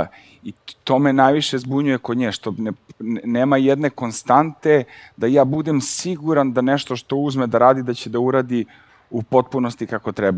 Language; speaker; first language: Serbian; native; Serbian